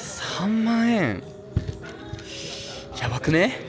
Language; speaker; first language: Japanese; non-native, learner; English